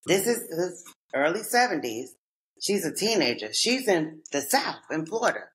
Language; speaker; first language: English; native; English